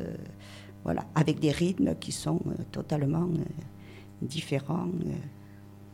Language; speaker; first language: French; native; French